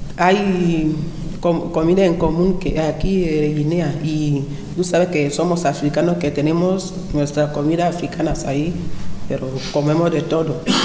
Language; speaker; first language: Spanish; non-native, local second language; Fang